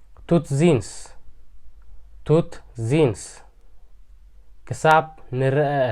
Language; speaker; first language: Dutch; non-native, fluent; Tigrinya